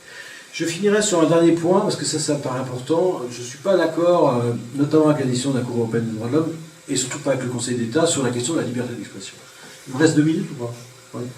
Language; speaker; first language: French; native; French